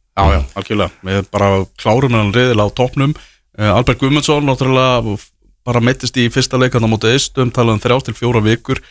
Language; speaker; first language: Icelandic; native; Icelandic